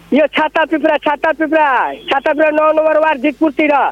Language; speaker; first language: Nepali; non-native, local second language; Bhojpuri